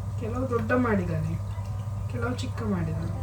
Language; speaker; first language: Kannada; non-native, local second language; Tulu